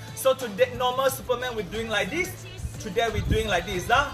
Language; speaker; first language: English; non-native, local second language; Chinese